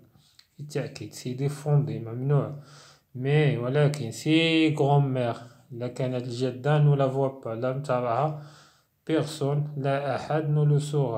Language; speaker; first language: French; non-native, local second language; Arabic